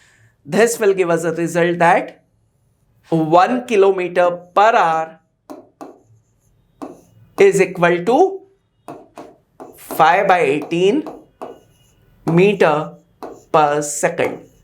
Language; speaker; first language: English; non-native, local second language; Hindi